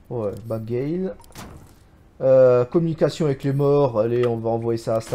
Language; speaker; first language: French; native; French